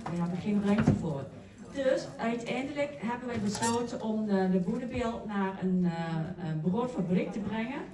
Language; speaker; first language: Dutch; non-native, learner; Thai